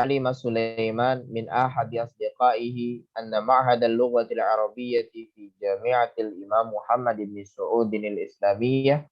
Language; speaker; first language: Arabic; non-native, fluent; Indonesian